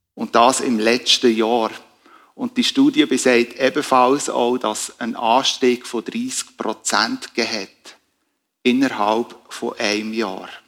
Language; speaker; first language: German; native; German